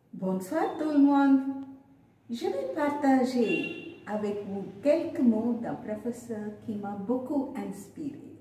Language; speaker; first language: French; non-native, fluent; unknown